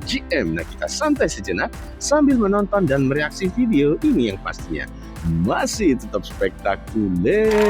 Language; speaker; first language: Indonesian; native; Indonesian